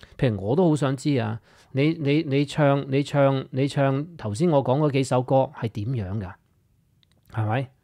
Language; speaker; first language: Cantonese; early bilingual, heritage; English